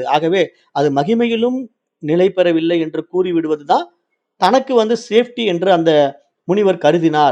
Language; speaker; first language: Tamil; native; Tamil